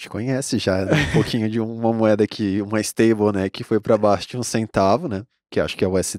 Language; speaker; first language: Portuguese; native; Portuguese